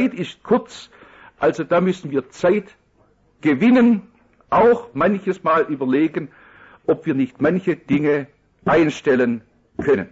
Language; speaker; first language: German; native; German